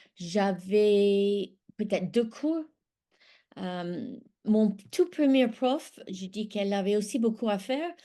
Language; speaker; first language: French; non-native, fluent; English